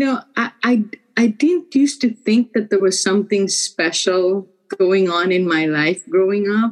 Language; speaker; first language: English; non-native, local second language; Filipino